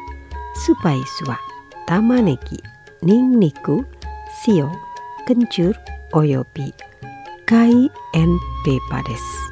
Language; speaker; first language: Japanese; non-native, fluent; Indonesian